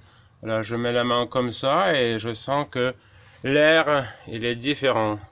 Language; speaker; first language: French; non-native, fluent; Russian